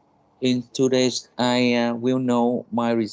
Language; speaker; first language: English; non-native, learner; Vietnamese